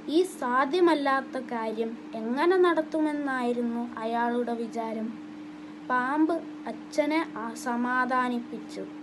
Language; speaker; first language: Malayalam; non-native, learner; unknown